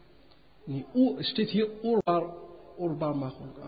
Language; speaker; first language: German; non-native, fluent; Arabic